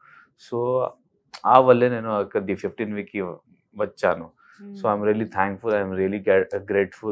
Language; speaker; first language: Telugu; non-native, local second language; Hindi